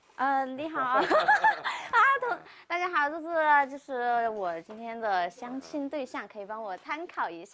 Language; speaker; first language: Chinese; native; Chinese